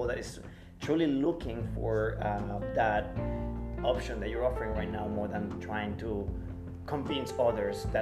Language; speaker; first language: English; non-native, fluent; Spanish